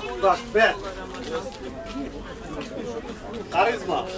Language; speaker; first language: Russian; non-native, learner; Turkish